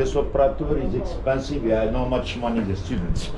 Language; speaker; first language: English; non-native, learner; Arabic